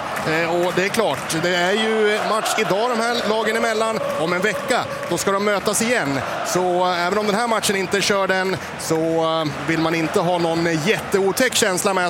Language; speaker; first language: Swedish; native; Swedish